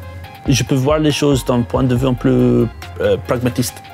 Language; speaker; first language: French; non-native, fluent; English